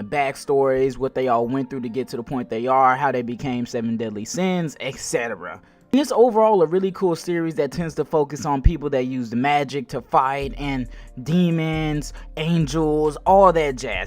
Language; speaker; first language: English; native; English